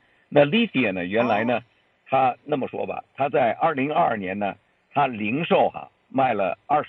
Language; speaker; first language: Chinese; native; Chinese